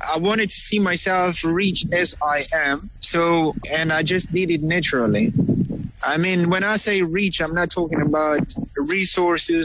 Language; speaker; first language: English; non-native, fluent; Kongo